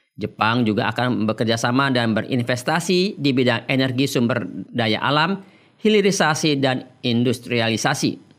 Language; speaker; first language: Indonesian; native; Indonesian